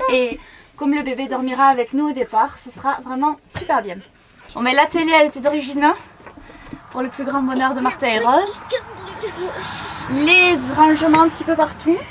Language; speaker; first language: French; native; French